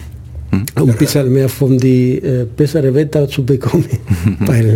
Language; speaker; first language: German; non-native, fluent; Spanish